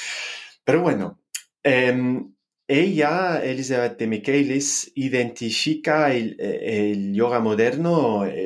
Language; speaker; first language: Spanish; non-native, fluent; English